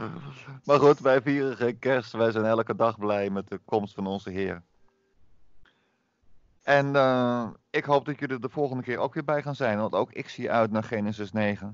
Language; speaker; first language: Dutch; native; Dutch